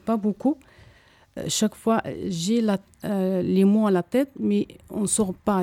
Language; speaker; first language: French; non-native, learner; Arabic